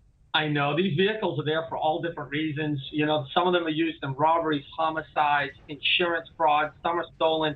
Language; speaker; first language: English; native; English